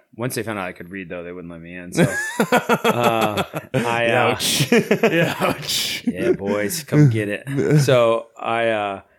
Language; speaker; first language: English; native; English